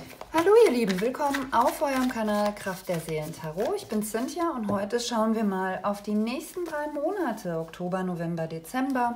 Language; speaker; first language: German; native; German